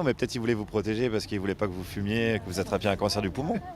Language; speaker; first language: French; native; French